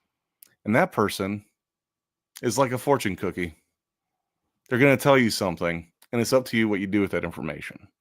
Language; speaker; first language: English; native; English